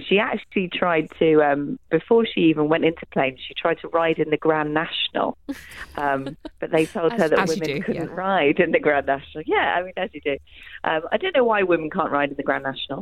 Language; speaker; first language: English; native; English